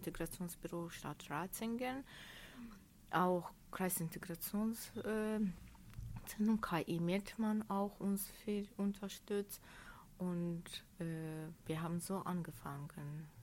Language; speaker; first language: German; non-native, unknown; Azerbaijani